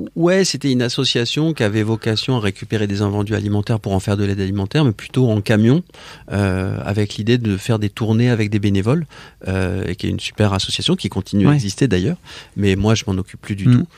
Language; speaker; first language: French; native; French